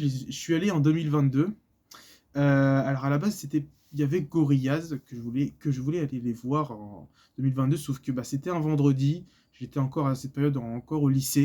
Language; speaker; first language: French; native; French